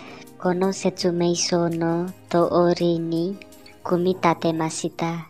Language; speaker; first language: Japanese; non-native, learner; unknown